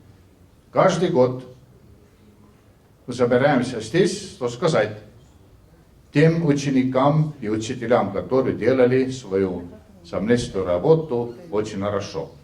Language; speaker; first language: Russian; non-native, fluent; Estonian